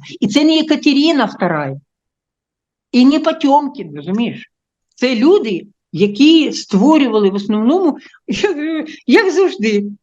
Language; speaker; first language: Ukrainian; non-native, local second language; Russian